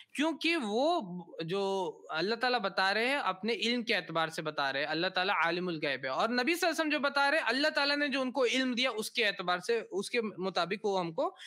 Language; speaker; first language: Hindi; native; Hindi